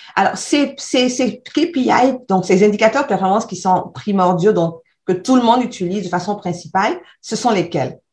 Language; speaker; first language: French; native; French